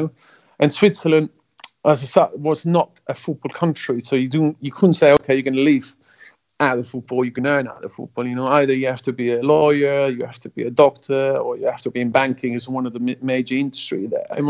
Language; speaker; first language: English; non-native, fluent; German